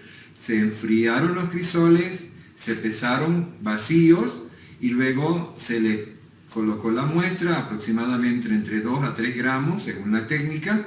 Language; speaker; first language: Spanish; native; Spanish